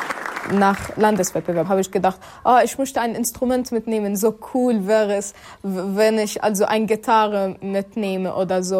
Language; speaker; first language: German; non-native, learner; Arabic